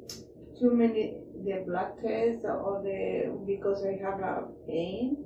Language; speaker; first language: English; non-native, learner; Spanish